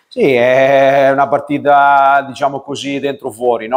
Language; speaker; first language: Italian; native; Italian